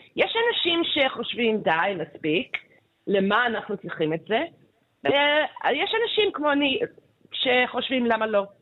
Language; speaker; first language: Hebrew; non-native, fluent; English